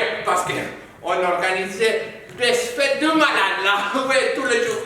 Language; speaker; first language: French; non-native, learner; Spanish